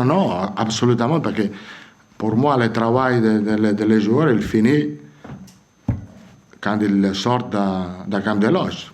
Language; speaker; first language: French; non-native, fluent; Italian